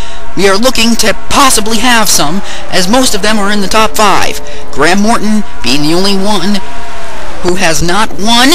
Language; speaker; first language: English; native; English